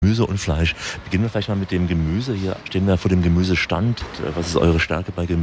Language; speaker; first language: German; native; German